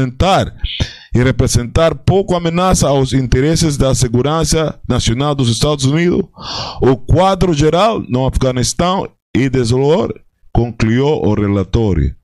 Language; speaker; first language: Portuguese; non-native, fluent; Spanish